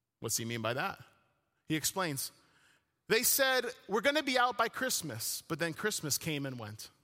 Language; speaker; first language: English; early bilingual, other home language; Arabic